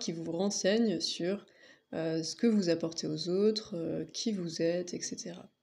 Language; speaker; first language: French; native; French